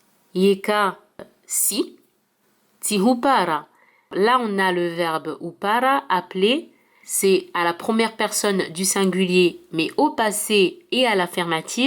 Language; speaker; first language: French; early bilingual, heritage; French